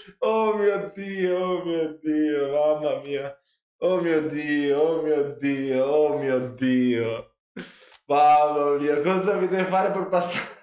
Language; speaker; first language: Italian; native; Italian